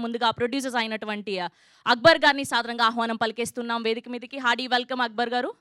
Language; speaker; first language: Telugu; native; Telugu